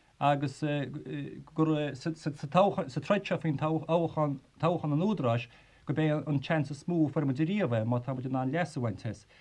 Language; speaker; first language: Irish; native; Irish